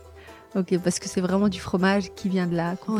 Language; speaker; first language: French; native; French